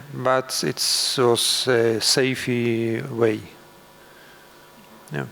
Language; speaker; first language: English; non-native, learner; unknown